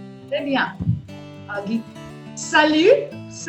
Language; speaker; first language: French; non-native, fluent; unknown